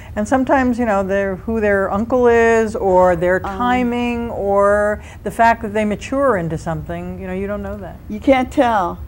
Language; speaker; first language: English; native; English